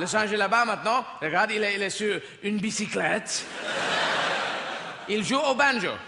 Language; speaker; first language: French; non-native, fluent; English